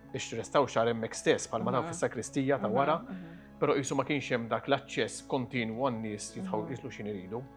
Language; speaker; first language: Maltese; native; Maltese